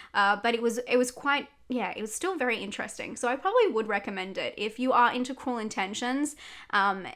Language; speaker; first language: English; native; English